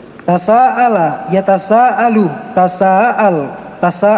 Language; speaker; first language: Arabic; non-native, learner; Indonesian